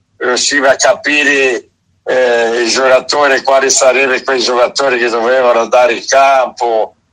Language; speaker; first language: Italian; non-native, fluent; Portuguese